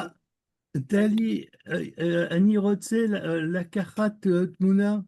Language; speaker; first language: Hebrew; non-native, learner; French